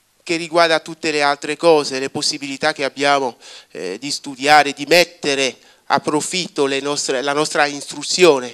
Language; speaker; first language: Italian; non-native, fluent; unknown